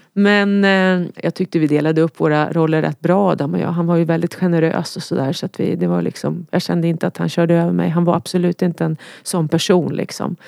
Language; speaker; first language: Swedish; native; Swedish